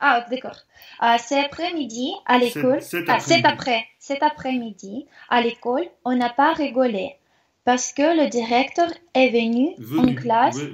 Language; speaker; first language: French; non-native, learner; Russian